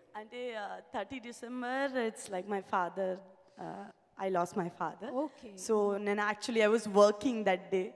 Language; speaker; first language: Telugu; non-native, learner; Gujarati